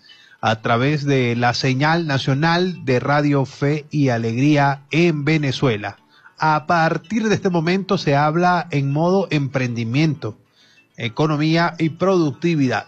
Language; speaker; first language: Spanish; native; Spanish